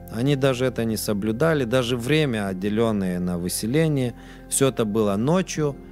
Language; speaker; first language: Russian; non-native, local second language; Romanian